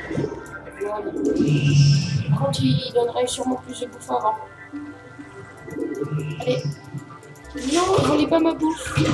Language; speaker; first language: French; native; French